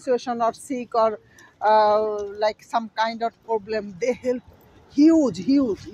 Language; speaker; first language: English; non-native, learner; Bangla